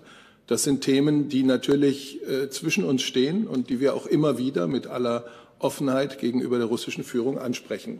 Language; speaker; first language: German; native; German